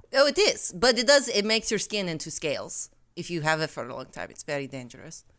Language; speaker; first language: English; non-native, fluent; Russian